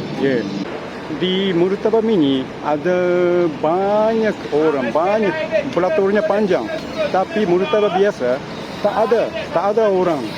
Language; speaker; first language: Malay; non-native, learner; Japanese